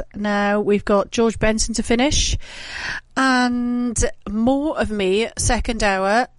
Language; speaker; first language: English; native; English